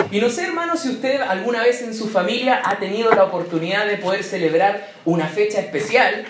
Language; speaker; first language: Spanish; native; Spanish